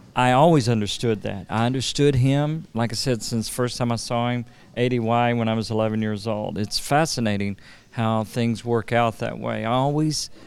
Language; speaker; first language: English; native; English